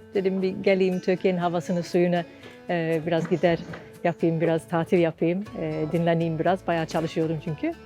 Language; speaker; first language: Turkish; non-native, fluent; English